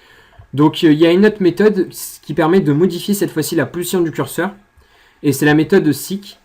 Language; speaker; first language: French; native; French